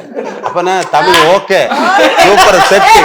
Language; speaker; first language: Tamil; non-native, learner; Malayalam